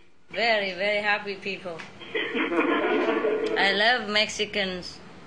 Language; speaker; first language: English; non-native, fluent; Vietnamese